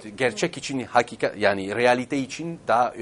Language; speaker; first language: Turkish; non-native, fluent; Italian